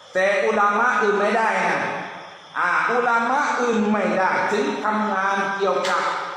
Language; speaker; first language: Thai; non-native, local second language; Pattani Malay